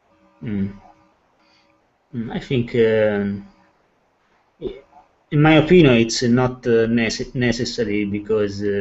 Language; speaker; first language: English; non-native, learner; Italian